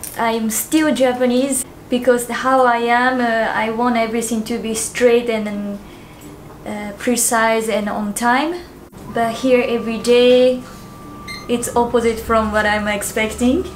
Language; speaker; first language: English; non-native, learner; Japanese